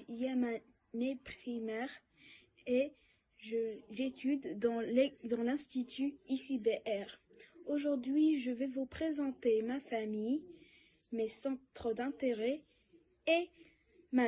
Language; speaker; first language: French; non-native, learner; Arabic